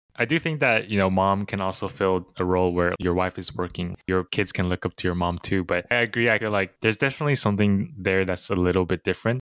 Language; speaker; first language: English; early bilingual, other home language; Chinese